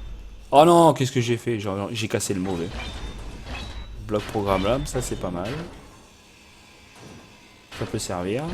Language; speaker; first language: French; native; French